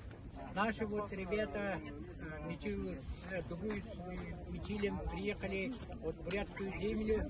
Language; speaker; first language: Russian; non-native, local second language; Yakut